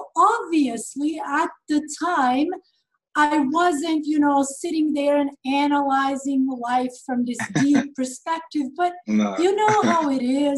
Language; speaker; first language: English; non-native, fluent; Serbian